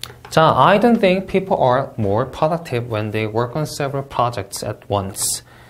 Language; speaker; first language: English; non-native, fluent; Korean